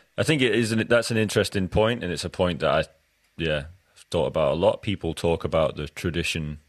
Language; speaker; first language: English; native; English